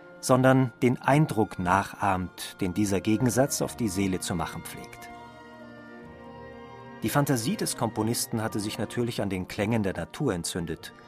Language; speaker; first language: German; native; German